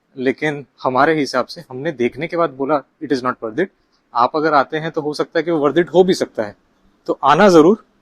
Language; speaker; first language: Hindi; non-native, local second language; Bangla